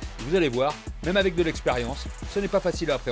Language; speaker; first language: French; native; French